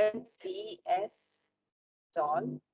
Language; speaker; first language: German; non-native, learner; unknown